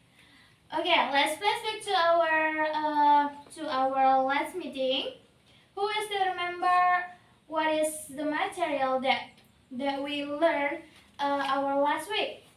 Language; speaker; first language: English; non-native, learner; Indonesian